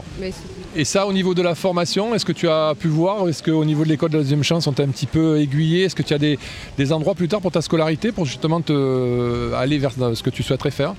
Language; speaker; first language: French; native; French